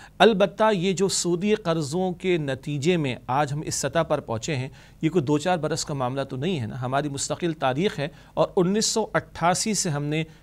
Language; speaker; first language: Urdu; native; Urdu